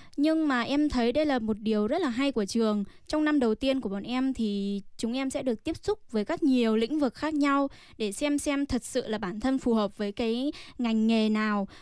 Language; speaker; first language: Vietnamese; native; Vietnamese